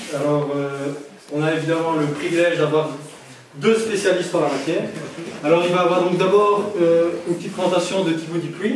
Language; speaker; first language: French; native; French